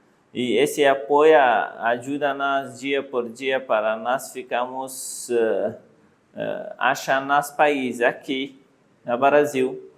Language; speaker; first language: Portuguese; non-native, learner; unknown